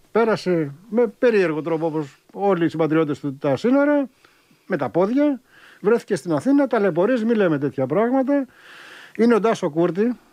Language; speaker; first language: Greek; native; Greek